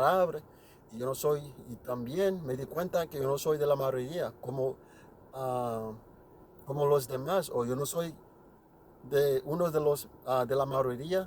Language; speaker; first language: Spanish; non-native, learner; Haitian Creole